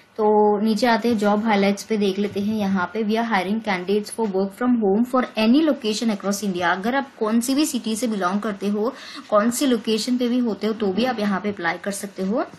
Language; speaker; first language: Hindi; native; Hindi